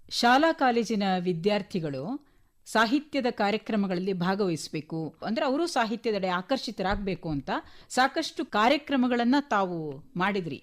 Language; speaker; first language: Kannada; native; Kannada